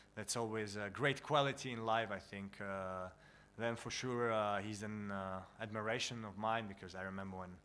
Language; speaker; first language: English; non-native, fluent; Russian